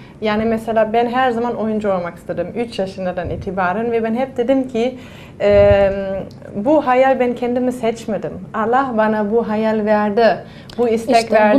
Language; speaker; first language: Turkish; non-native, fluent; German